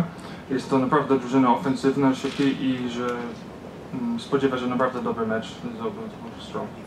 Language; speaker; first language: Polish; early bilingual, heritage; Polish